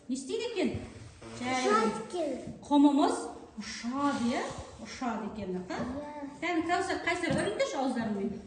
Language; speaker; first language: Kazakh; native; Kazakh